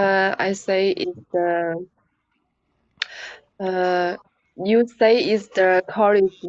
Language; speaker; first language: English; non-native, learner; Chinese